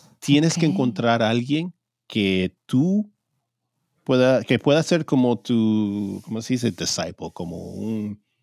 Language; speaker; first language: Spanish; early bilingual, heritage; Spanish